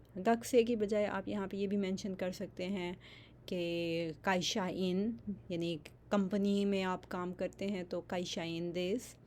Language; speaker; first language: Urdu; native; Urdu